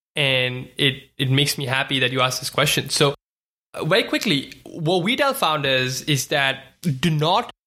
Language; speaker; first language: English; non-native, local second language; Hindi